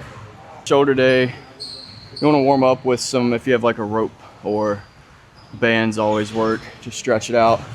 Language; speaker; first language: English; native; English